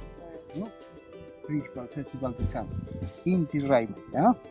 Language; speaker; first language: English; non-native, learner; Spanish